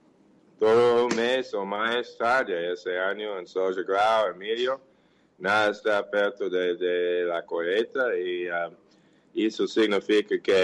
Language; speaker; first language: Portuguese; non-native, fluent; English